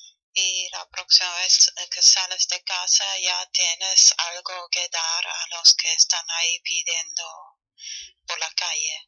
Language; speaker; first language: Spanish; non-native, fluent; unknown